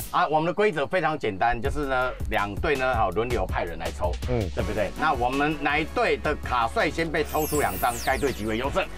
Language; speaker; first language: Chinese; native; Chinese